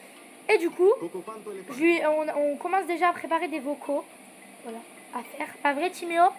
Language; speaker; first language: French; native; French